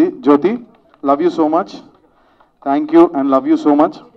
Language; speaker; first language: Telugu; native; Telugu